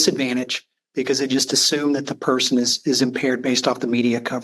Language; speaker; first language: English; native; English